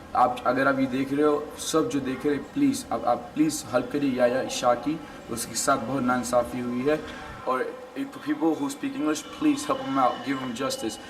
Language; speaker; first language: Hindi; early bilingual, heritage; Hindi